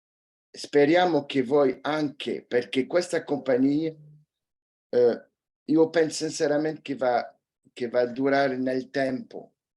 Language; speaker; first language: Italian; early bilingual, heritage; French